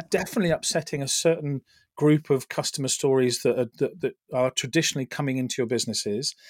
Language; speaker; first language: English; native; English